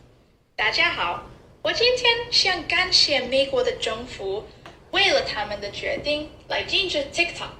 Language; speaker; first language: Chinese; non-native, learner; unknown